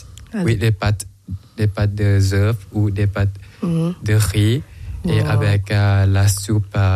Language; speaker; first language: French; non-native, learner; Thai